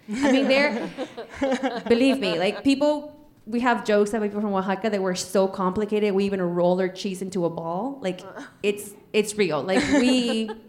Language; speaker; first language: English; early bilingual, other home language; Spanish